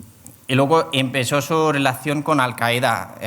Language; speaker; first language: Spanish; non-native, fluent; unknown